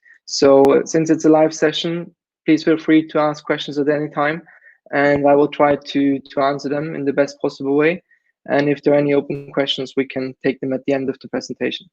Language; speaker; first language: English; non-native, fluent; German